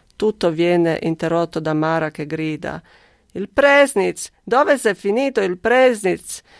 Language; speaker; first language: Italian; non-native, fluent; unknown